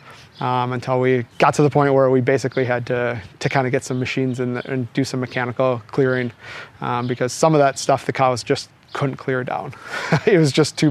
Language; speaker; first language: English; native; English